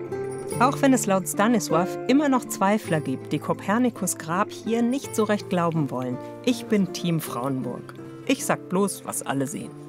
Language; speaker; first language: German; native; German